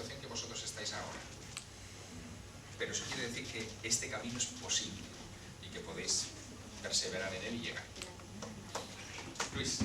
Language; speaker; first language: Spanish; native; Spanish